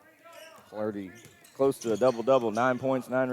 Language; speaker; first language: English; native; English